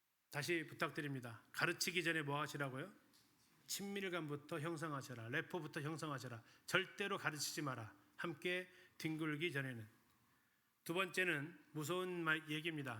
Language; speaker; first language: Korean; native; Korean